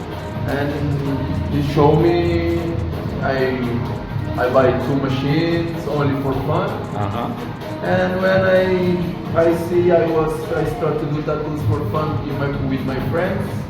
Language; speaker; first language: English; non-native, learner; Kabuverdianu